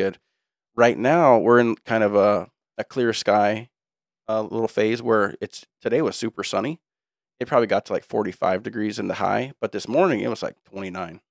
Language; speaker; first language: English; native; English